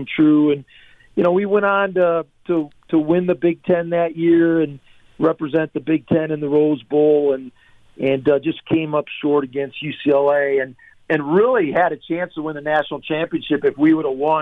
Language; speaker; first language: English; native; English